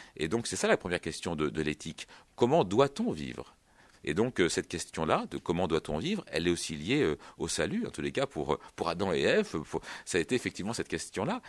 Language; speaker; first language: French; native; French